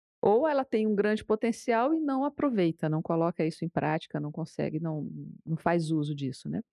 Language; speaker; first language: Portuguese; native; Portuguese